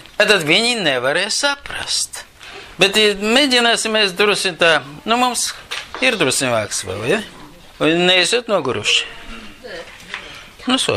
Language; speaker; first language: Latvian; non-native, local second language; Russian